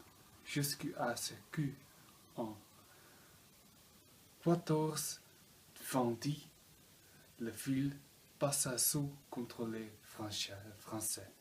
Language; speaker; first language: French; non-native, learner; Dutch